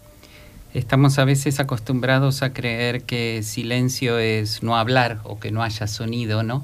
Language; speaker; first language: Spanish; native; Spanish